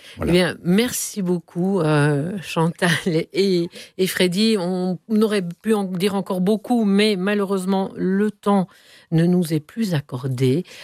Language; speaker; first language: French; native; French